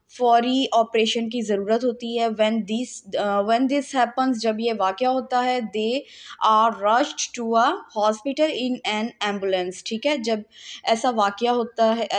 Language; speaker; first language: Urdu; non-native, local second language; Punjabi